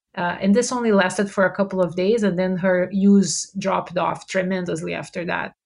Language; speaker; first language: English; non-native, fluent; Portuguese